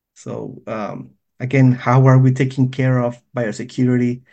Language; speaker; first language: English; non-native, fluent; Spanish